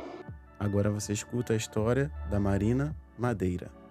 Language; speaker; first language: Portuguese; native; Portuguese